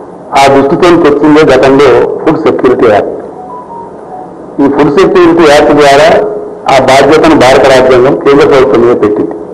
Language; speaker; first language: Telugu; native; Telugu